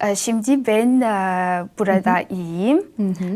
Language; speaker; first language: Turkish; non-native, fluent; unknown